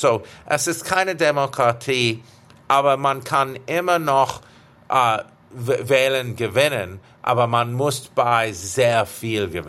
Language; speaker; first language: German; early bilingual, heritage; English